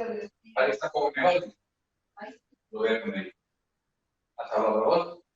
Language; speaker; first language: Spanish; native; Spanish